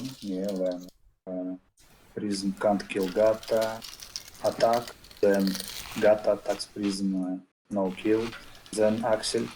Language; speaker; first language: English; non-native, fluent; Russian